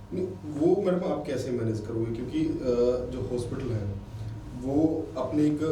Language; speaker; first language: Hindi; non-native, local second language; Punjabi